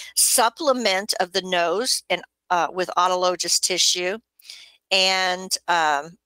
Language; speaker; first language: English; native; English